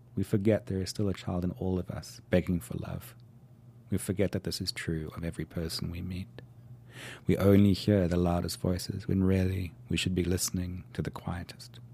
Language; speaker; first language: English; native; English